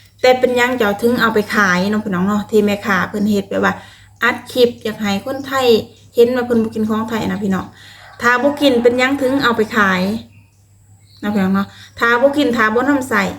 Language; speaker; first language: Thai; non-native, local second language; Lao